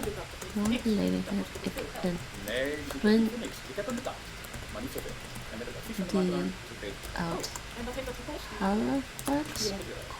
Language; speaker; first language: Dutch; non-native, learner; English